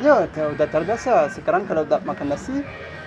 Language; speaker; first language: Indonesian; non-native, learner; French